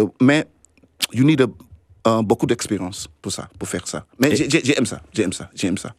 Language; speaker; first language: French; non-native, fluent; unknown